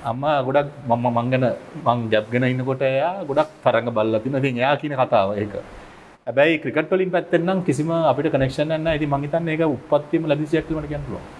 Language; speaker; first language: Sinhala; non-native, local second language; Tamil